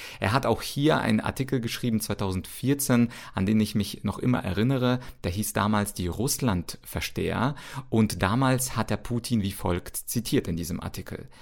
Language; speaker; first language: German; early bilingual, other home language; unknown